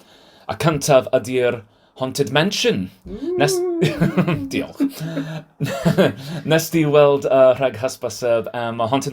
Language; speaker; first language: Welsh; non-native, learner; English